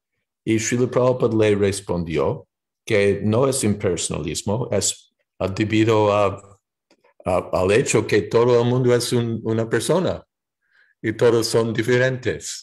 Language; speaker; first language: Spanish; non-native, fluent; English